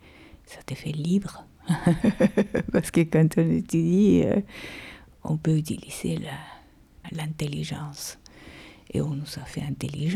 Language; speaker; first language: French; non-native, fluent; Spanish